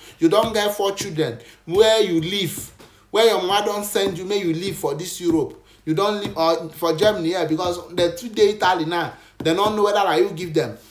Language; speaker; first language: Nigerian Pidgin; native; Nigerian Pidgin